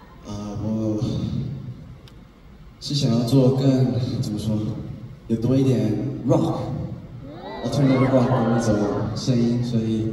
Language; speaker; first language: Chinese; early bilingual, heritage; English